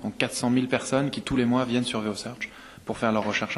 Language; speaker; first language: French; native; French